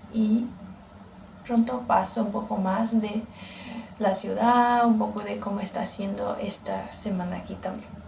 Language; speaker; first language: Spanish; non-native, learner; Portuguese